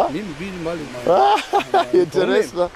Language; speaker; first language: Russian; non-native, learner; English